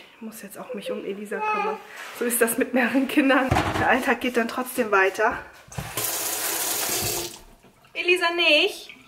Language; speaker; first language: German; native; German